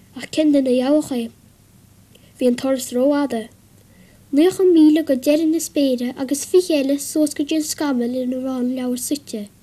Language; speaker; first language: Irish; native; Irish